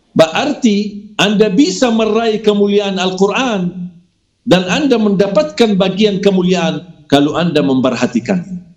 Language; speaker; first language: Malay; non-native, fluent; Arabic